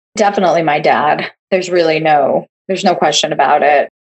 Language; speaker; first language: English; early bilingual, other home language; Hebrew